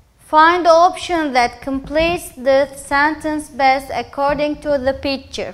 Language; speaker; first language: English; non-native, fluent; Turkish